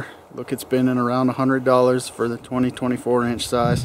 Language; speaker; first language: English; native; English